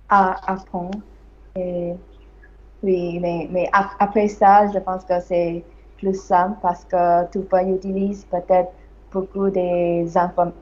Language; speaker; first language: French; non-native, learner; English